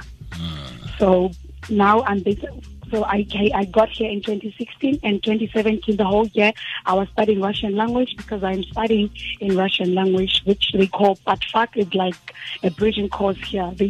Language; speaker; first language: English; non-native, local second language; Zulu